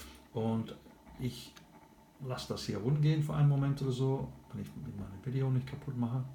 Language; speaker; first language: German; non-native, learner; English